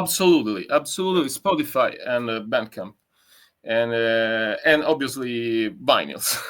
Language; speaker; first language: English; non-native, learner; Italian